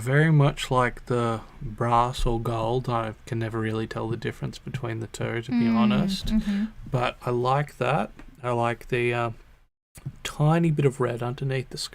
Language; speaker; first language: English; native; English